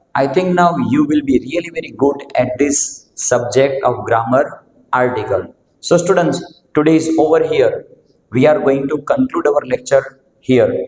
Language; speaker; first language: English; non-native, local second language; Gujarati